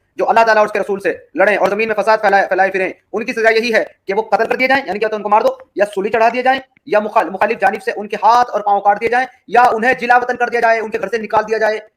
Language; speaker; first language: Urdu; native; Urdu